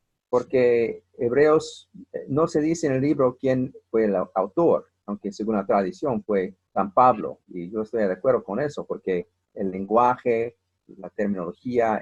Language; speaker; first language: Spanish; non-native, fluent; English